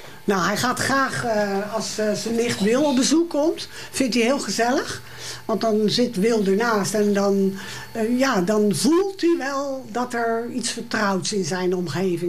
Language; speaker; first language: Dutch; native; Dutch